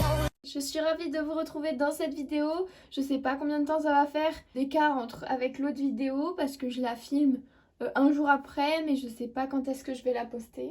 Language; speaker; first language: French; native; French